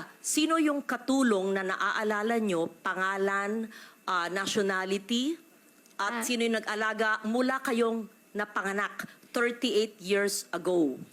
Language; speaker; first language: Filipino; native; Filipino